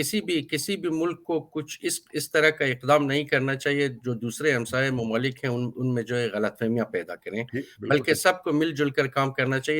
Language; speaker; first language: Hindi; non-native, fluent; Persian